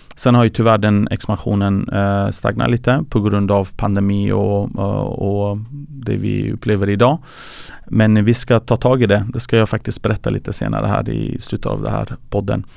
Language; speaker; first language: Swedish; early bilingual, other home language; Persian